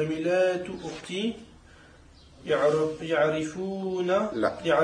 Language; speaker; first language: Arabic; non-native, learner; French